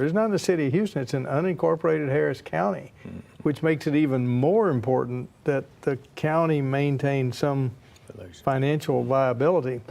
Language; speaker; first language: English; native; English